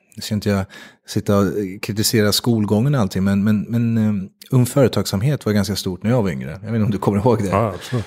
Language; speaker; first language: Swedish; native; Swedish